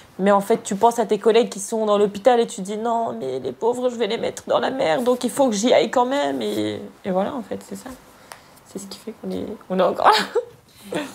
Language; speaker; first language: French; early bilingual, other home language; Arabic